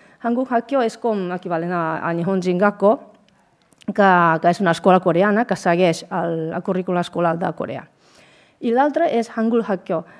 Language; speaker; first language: Catalan; non-native, fluent; Japanese